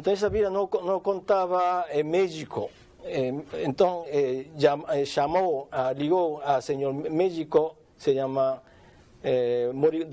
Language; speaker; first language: Portuguese; non-native, learner; Japanese